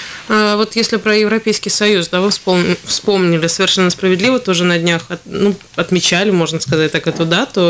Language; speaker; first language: Russian; native; Russian